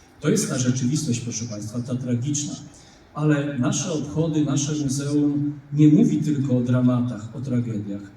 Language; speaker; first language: Polish; native; Polish